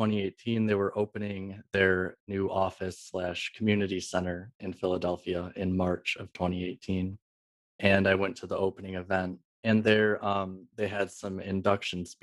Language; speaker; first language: English; native; English